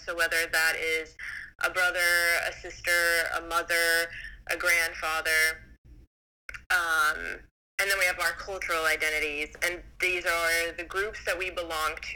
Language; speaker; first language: English; native; English